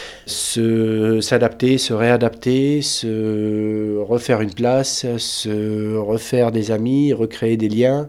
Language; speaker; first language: French; non-native, local second language; Arabic